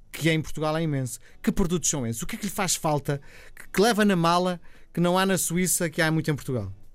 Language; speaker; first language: Portuguese; native; Portuguese